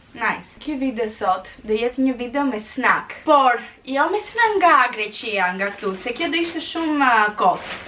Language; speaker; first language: Albanian; early bilingual, heritage; Albanian